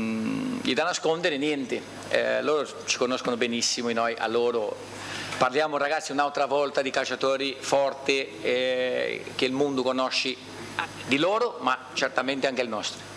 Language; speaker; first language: Italian; non-native, fluent; Portuguese